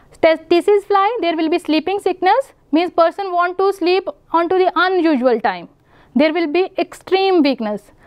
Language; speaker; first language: English; non-native, local second language; Punjabi